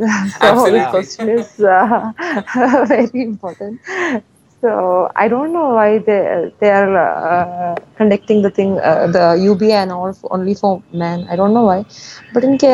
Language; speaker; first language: English; non-native, local second language; Malayalam